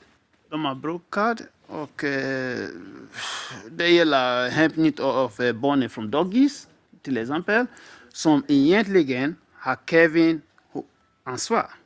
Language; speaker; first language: Swedish; non-native, fluent; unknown